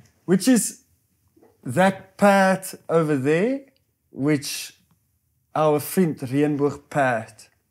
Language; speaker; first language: English; non-native, local second language; Afrikaans